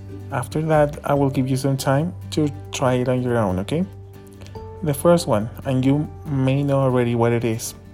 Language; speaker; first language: English; non-native, fluent; Spanish